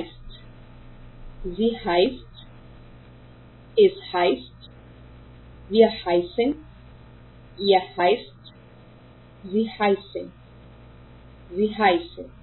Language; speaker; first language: German; non-native, fluent; Portuguese